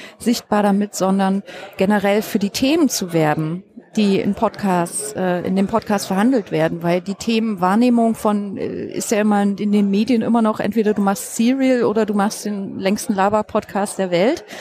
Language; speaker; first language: German; native; German